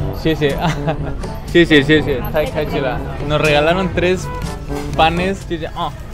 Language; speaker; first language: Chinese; non-native, fluent; Spanish